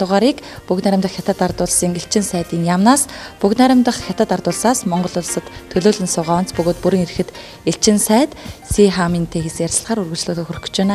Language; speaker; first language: Mongolian; native; Mongolian